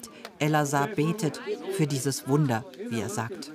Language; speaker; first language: German; native; German